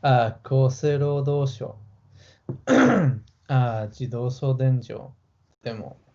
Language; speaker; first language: Japanese; non-native, learner; English